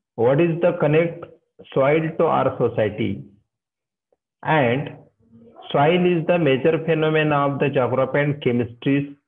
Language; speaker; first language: English; non-native, local second language; Marathi